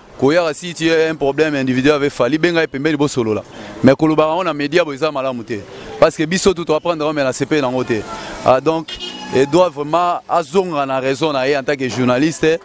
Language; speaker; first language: Lingala; native; Lingala